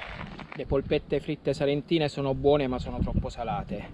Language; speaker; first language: Italian; native; Italian